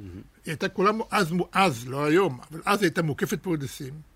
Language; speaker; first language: Hebrew; early bilingual, other home language; Russian